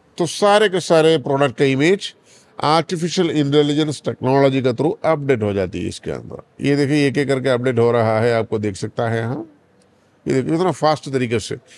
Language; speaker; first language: Hindi; non-native, local second language; Malayalam